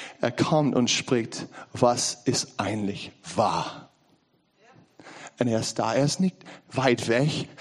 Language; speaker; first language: German; non-native, learner; English